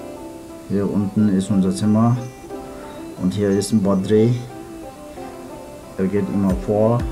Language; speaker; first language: German; non-native, fluent; Nepali